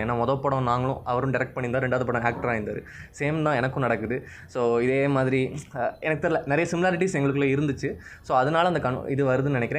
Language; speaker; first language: Tamil; native; Tamil